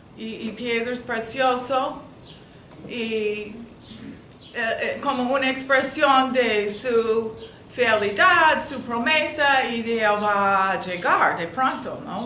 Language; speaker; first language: Spanish; non-native, learner; English